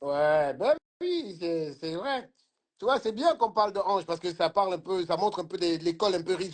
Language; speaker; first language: French; native; French